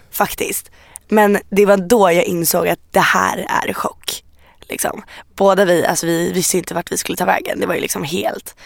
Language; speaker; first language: Swedish; early bilingual, other home language; Persian